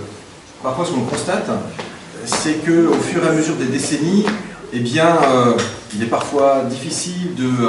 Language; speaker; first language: French; native; French